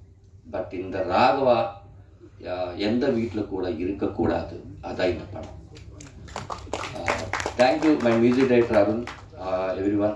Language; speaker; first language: Tamil; non-native, learner; Telugu